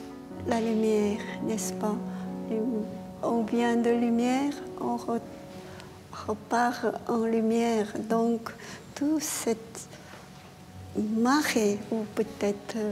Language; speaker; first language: French; non-native, fluent; Korean